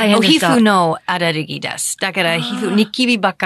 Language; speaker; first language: Japanese; non-native, fluent; English